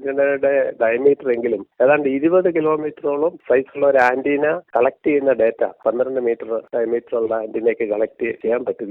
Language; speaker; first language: Malayalam; native; Malayalam